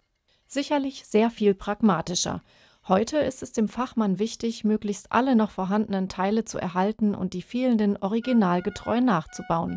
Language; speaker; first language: German; native; German